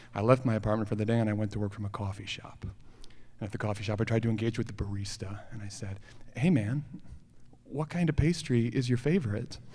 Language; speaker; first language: English; native; English